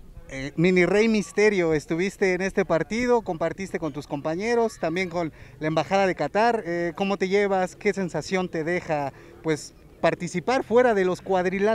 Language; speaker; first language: Spanish; native; Spanish